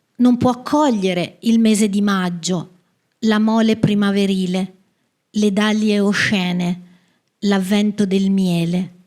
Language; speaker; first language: Italian; native; Italian